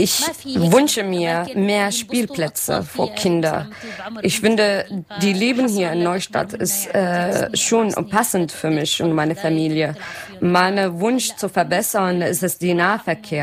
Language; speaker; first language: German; non-native, learner; Arabic